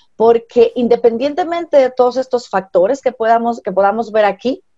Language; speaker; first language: Spanish; native; Spanish